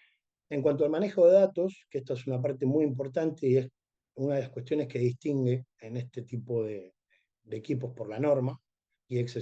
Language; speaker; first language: Spanish; native; Spanish